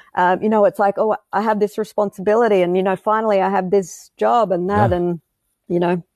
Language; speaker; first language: English; native; English